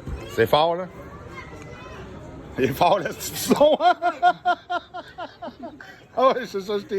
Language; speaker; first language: French; native; French